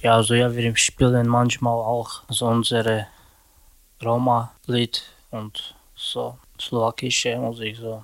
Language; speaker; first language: German; non-native, learner; Slovak